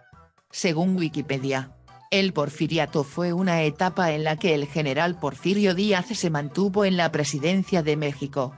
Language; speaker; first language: Spanish; native; Spanish